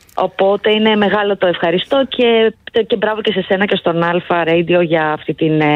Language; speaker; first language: Greek; native; Greek